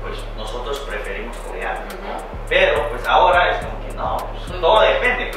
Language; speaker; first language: Spanish; non-native, fluent; Korean